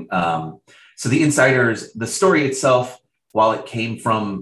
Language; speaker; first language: English; native; English